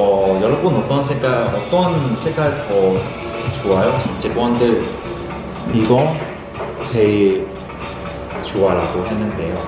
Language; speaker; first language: Korean; non-native, fluent; Cantonese